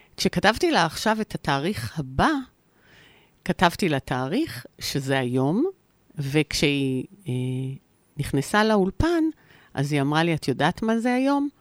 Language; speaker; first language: Hebrew; native; Hebrew